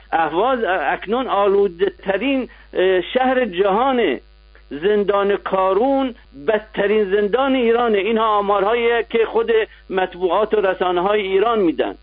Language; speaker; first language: Persian; non-native, local second language; Arabic